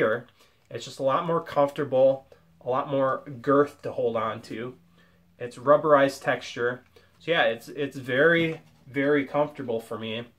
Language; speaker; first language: English; native; English